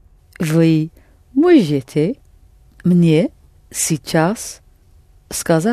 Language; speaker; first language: Russian; non-native, learner; English